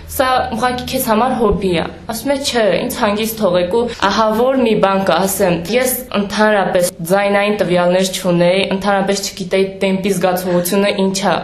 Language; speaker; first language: Armenian; native; Armenian